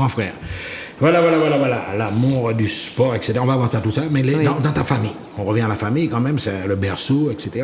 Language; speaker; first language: French; native; French